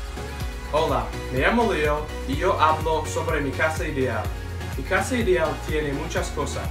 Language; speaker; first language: Spanish; non-native, learner; English